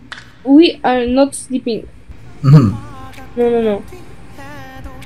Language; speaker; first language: English; non-native, learner; Polish